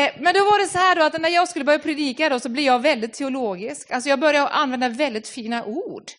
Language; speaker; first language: Swedish; non-native, fluent; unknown